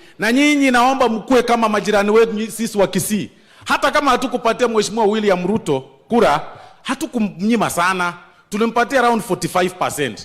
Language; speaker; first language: Swahili; non-native, local second language; Gusii